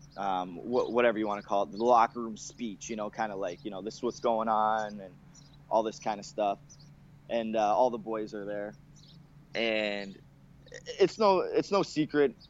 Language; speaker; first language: English; native; English